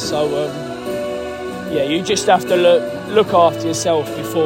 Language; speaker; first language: English; native; English